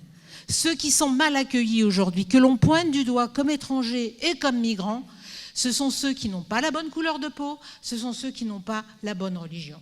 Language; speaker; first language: French; native; French